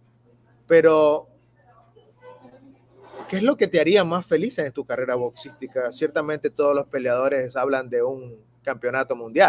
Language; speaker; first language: Spanish; native; Spanish